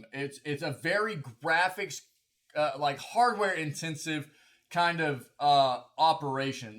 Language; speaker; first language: English; native; English